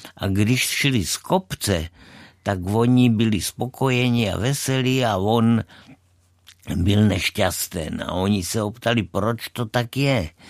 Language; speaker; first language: Czech; native; Czech